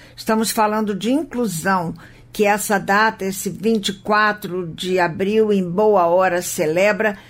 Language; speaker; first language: Portuguese; native; Portuguese